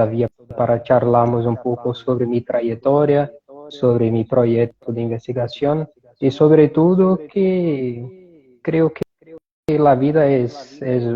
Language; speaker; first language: Spanish; non-native, fluent; Portuguese